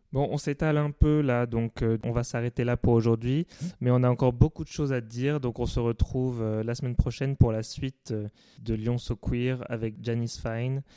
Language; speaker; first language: French; native; French